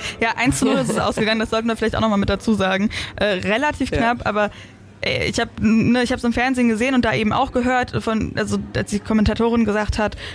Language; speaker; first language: German; native; German